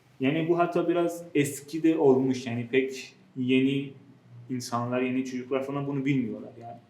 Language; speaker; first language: Turkish; non-native, fluent; Persian